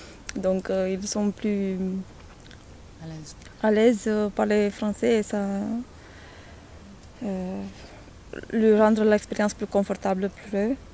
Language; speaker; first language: French; non-native, learner; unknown